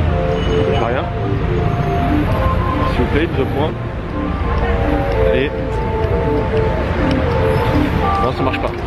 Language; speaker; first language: French; native; French